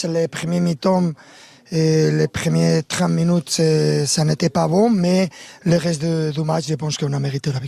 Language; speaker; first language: French; non-native, learner; Spanish